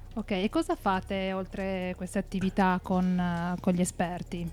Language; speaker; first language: Italian; native; Italian